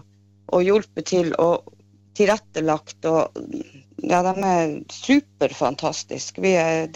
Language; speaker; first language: Norwegian; native; Norwegian